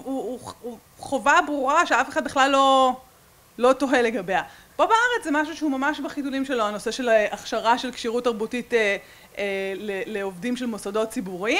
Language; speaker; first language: Hebrew; native; Hebrew